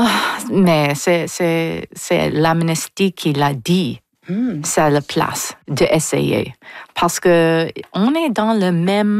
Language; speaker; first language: French; non-native, local second language; English